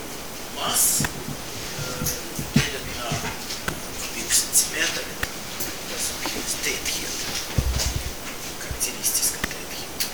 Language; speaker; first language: Swedish; non-native, fluent; Russian